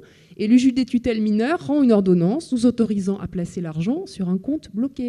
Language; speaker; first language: French; native; French